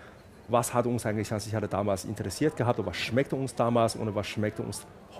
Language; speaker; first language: German; non-native, fluent; Chinese